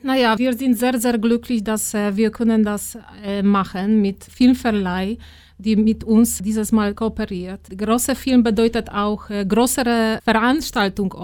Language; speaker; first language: German; non-native, fluent; Polish